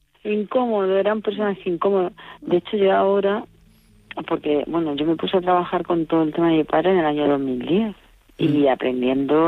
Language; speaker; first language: Spanish; native; Spanish